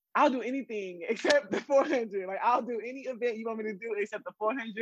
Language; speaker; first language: English; native; English